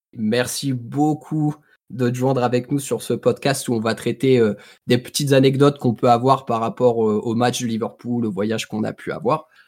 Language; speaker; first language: French; native; French